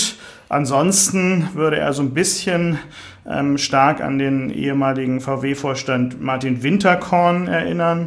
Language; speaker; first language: German; native; German